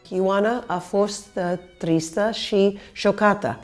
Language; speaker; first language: Romanian; early bilingual, heritage; Romanian